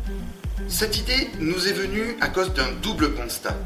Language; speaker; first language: French; native; French